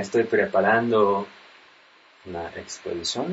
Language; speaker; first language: Spanish; non-native, learner; Japanese